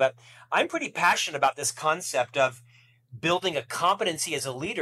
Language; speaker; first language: English; native; English